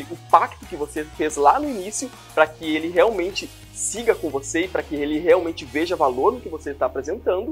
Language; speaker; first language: Portuguese; native; Portuguese